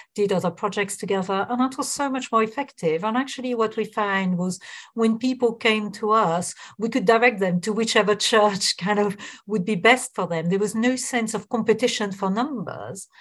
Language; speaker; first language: English; non-native, fluent; French